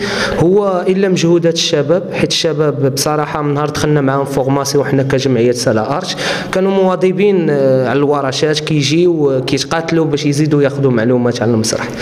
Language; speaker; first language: Arabic; native; Arabic